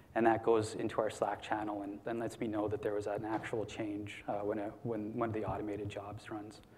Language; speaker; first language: English; native; English